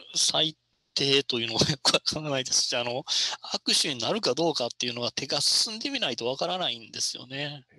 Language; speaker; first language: Japanese; native; Japanese